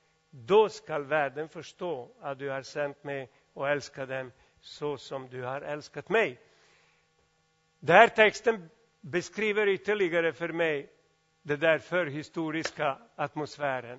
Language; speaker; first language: Swedish; non-native, fluent; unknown